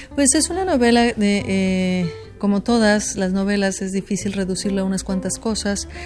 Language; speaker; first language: Spanish; native; Spanish